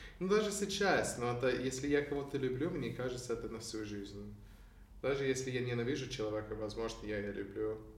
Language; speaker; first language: Russian; non-native, fluent; English